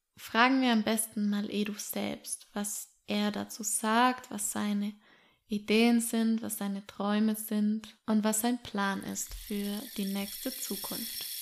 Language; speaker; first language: German; native; German